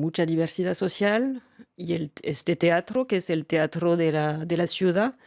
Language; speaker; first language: Spanish; non-native, fluent; French